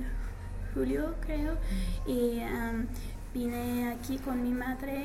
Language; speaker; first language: Spanish; non-native, learner; English